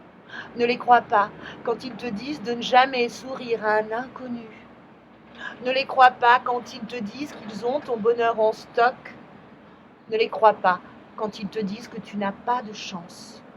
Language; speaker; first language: French; native; French